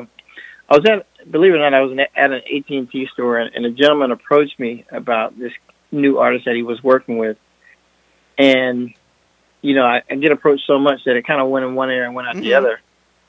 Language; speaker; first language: English; non-native, fluent; French